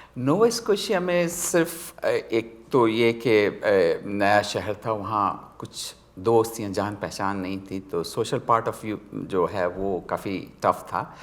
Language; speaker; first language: Urdu; native; Urdu